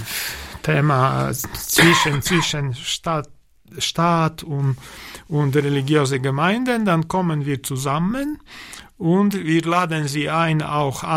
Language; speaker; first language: German; non-native, learner; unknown